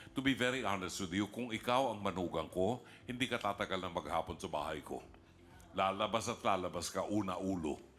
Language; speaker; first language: Filipino; native; Filipino